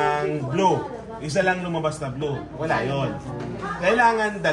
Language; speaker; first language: Filipino; native; Filipino